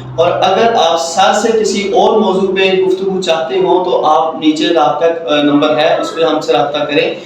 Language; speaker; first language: Urdu; non-native, local second language; Punjabi